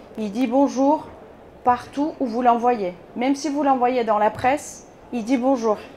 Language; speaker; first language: French; non-native, fluent; Bulgarian